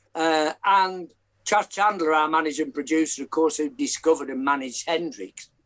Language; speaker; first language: English; native; English